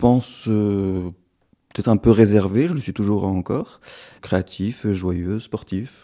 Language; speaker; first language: French; native; French